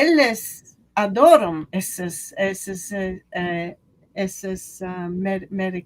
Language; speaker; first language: Portuguese; non-native, learner; English